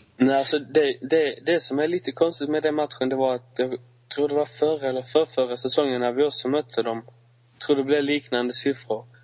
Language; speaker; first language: Swedish; native; Swedish